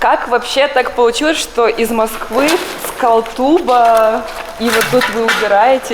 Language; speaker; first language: Russian; native; Russian